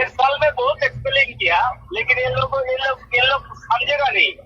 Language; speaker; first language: Hindi; non-native, learner; Bangla